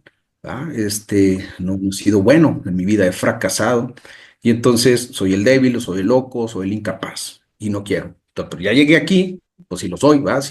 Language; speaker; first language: Spanish; native; Spanish